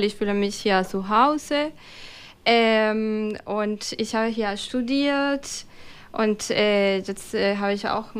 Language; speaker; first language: German; non-native, fluent; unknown